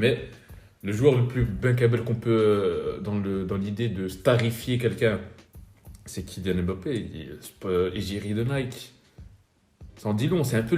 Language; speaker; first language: French; native; French